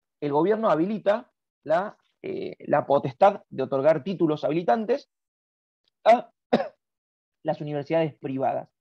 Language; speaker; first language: Spanish; native; Spanish